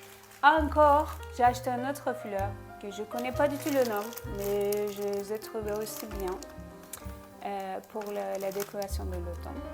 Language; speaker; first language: French; non-native, fluent; Turkish